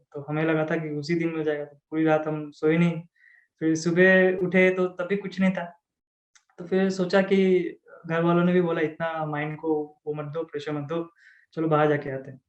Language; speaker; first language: Hindi; non-native, local second language; Assamese